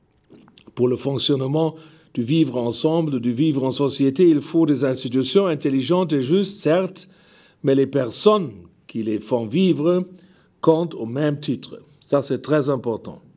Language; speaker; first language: French; non-native, fluent; German